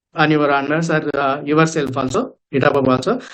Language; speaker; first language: English; non-native, local second language; Telugu